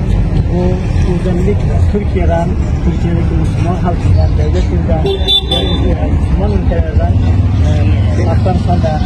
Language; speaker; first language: Turkish; non-native, fluent; Persian